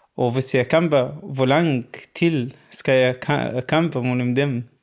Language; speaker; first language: Danish; non-native, learner; Arabic